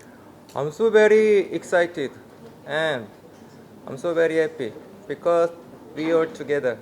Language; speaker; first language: English; non-native, learner; Korean